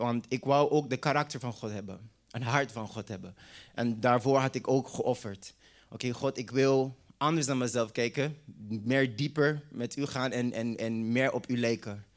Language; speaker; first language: Dutch; non-native, local second language; English